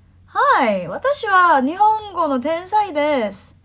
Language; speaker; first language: Japanese; non-native, learner; Korean